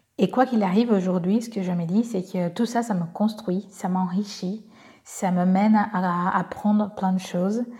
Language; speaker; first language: French; non-native, fluent; Portuguese